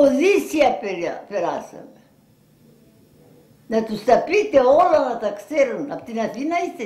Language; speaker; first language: Greek; early bilingual, heritage; Greek